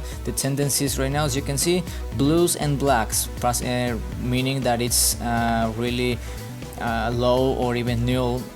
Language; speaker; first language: English; non-native, fluent; Spanish